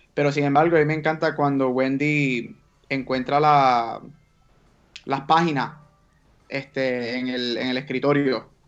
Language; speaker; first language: Spanish; native; Spanish